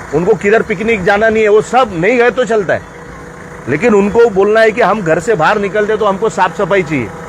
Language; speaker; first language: Hindi; non-native, local second language; Marathi